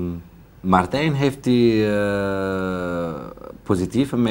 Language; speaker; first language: Dutch; non-native, learner; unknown